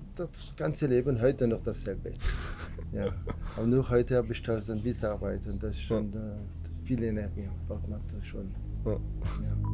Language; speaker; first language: German; non-native, learner; French